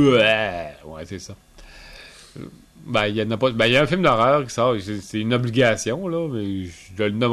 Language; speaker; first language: French; native; French